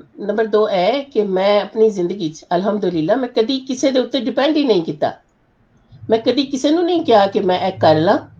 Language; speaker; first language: Punjabi; non-native, local second language; Urdu